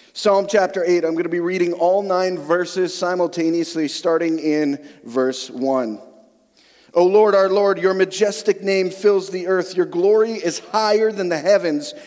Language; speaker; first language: English; native; English